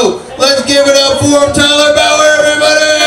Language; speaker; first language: English; native; English